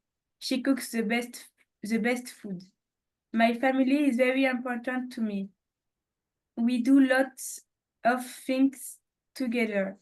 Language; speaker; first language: English; non-native, learner; French